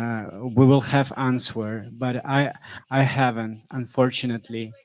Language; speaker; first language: English; non-native, learner; Russian